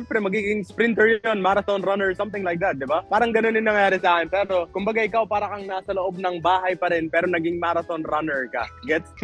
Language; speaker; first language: Filipino; non-native, fluent; Arabic